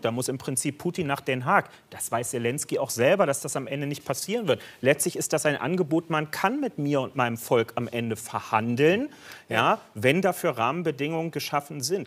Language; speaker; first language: German; native; German